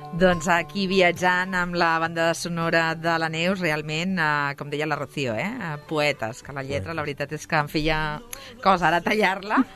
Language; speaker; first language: Catalan; native; Catalan